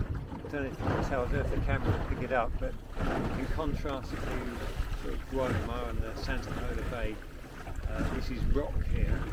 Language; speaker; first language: English; native; English